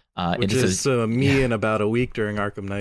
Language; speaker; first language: English; native; English